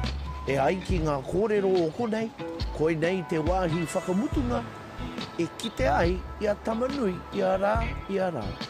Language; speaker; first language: Māori; non-native, local second language; English